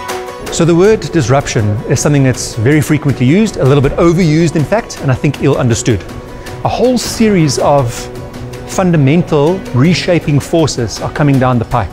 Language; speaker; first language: English; native; English